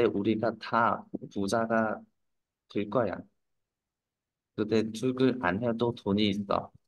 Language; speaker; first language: Korean; non-native, fluent; Vietnamese